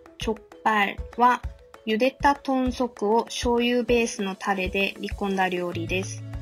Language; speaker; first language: Japanese; non-native, fluent; Korean